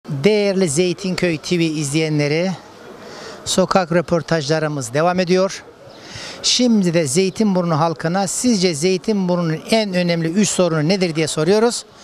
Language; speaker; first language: Turkish; native; Turkish